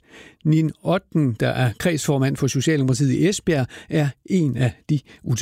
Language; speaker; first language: Danish; native; Danish